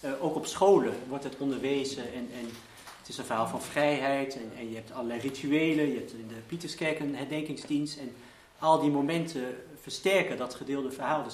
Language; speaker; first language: Dutch; early bilingual, heritage; Dutch